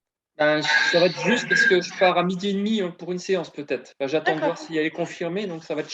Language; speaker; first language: French; native; French